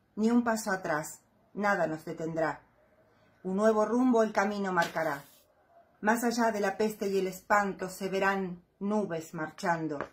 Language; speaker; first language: Spanish; native; Spanish